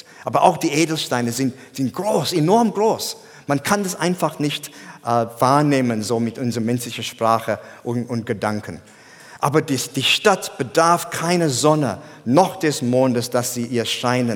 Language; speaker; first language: German; non-native, fluent; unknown